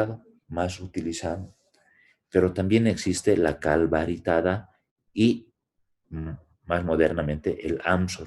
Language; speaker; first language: Spanish; native; Spanish